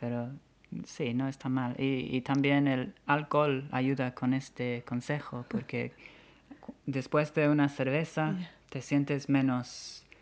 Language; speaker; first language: Spanish; non-native, fluent; English